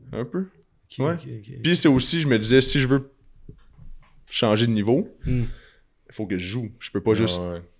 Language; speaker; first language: French; native; French